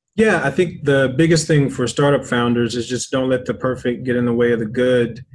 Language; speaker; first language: English; native; English